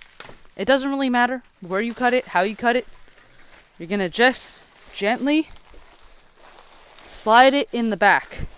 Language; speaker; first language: English; native; English